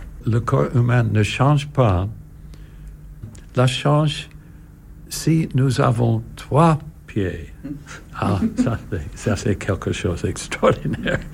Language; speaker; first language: French; non-native, learner; English